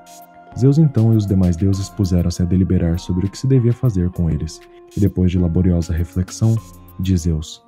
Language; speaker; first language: Portuguese; native; Portuguese